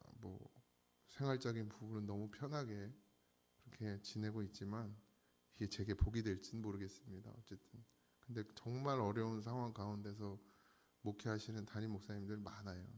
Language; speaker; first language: Korean; native; Korean